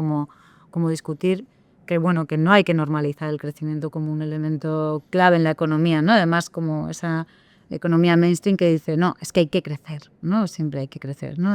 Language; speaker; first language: Spanish; native; Spanish